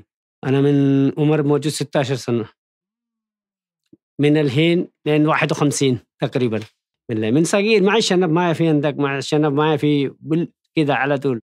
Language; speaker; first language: Arabic; non-native, learner; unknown